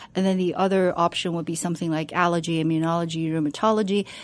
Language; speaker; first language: English; non-native, fluent; Chinese